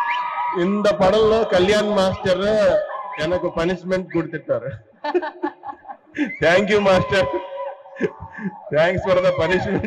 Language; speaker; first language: Tamil; non-native, learner; Telugu